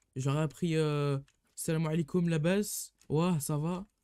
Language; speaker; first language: French; native; French